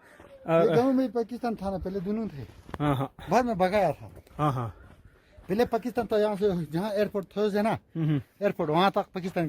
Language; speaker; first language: Hindi; non-native, local second language; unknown